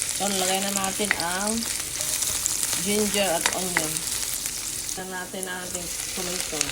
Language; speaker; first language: Filipino; native; Filipino